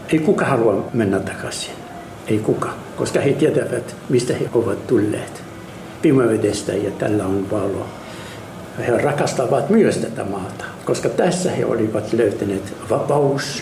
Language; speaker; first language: Finnish; non-native, learner; Arabic